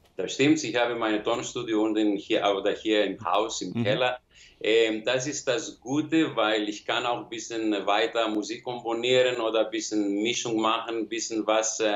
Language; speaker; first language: German; non-native, learner; Greek